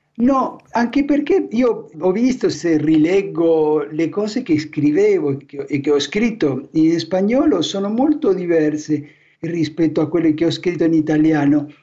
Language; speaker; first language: Italian; non-native, fluent; Spanish